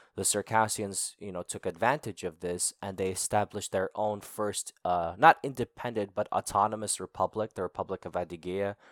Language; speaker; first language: English; native; English